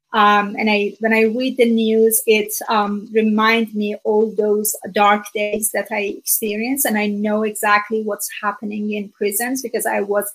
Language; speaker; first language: English; non-native, fluent; Persian